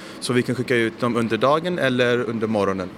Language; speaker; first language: Swedish; non-native, fluent; English